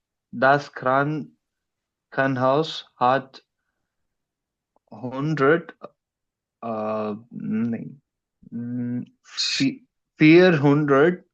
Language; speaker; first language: German; non-native, learner; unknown